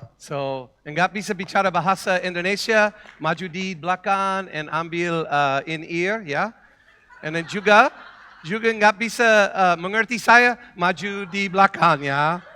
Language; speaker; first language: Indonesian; non-native, learner; English